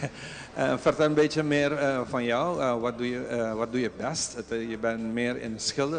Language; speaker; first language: Dutch; non-native, local second language; Papiamento